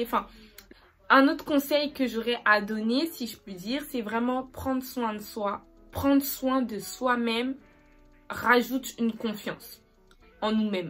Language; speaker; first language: French; native; French